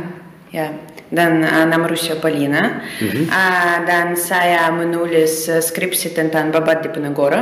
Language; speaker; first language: Indonesian; non-native, learner; Russian